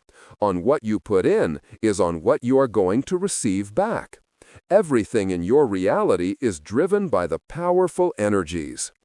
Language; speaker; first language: English; non-native, fluent; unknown